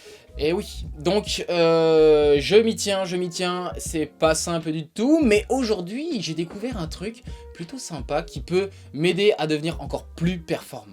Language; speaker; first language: French; native; French